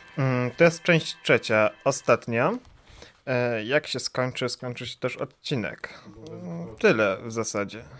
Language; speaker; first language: Polish; native; Polish